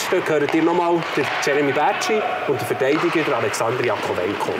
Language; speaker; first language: German; native; German